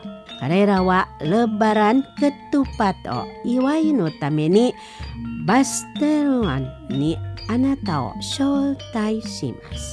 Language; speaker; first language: Japanese; non-native, learner; Indonesian